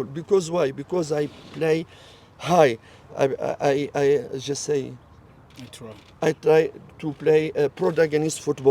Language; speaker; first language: English; non-native, learner; French